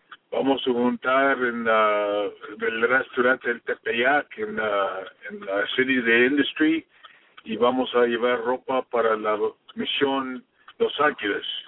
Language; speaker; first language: Spanish; non-native, learner; English